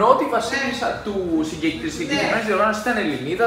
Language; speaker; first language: Greek; native; Greek